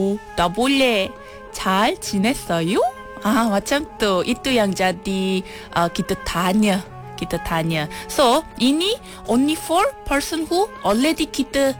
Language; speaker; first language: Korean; non-native, learner; Malay